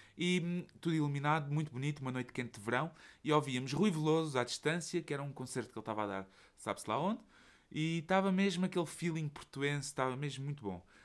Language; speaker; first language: Portuguese; native; Portuguese